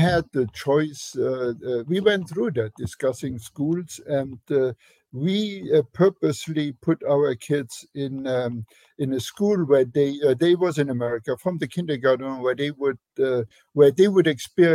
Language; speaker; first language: English; non-native, fluent; Luxembourgish